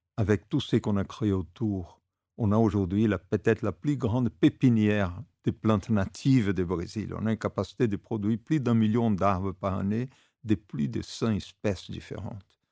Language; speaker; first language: French; non-native, fluent; Portuguese